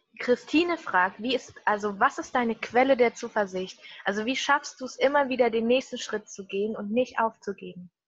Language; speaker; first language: German; native; German